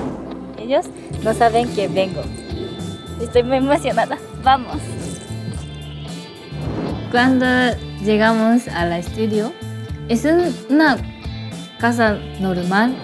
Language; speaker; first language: Spanish; non-native, learner; Japanese